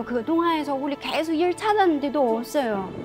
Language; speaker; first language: Korean; non-native, learner; Chinese